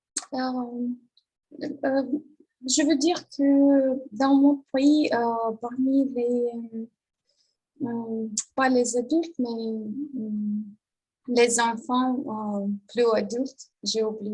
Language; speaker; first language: French; non-native, learner; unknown